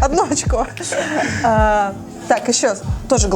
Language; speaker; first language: Russian; native; Russian